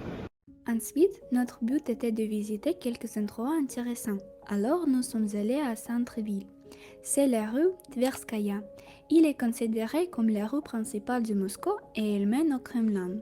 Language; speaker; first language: French; non-native, fluent; Russian